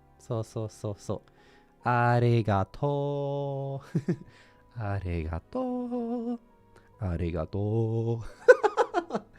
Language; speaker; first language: Japanese; non-native, learner; English